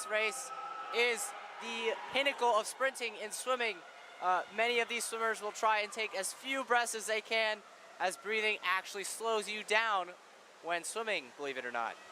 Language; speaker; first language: English; native; English